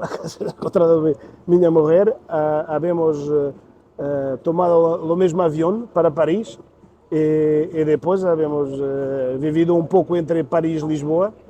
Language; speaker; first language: Spanish; non-native, learner; Portuguese